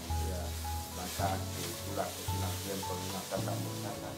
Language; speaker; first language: Spanish; non-native, learner; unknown